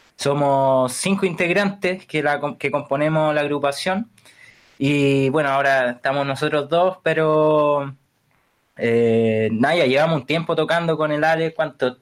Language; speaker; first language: Spanish; native; Spanish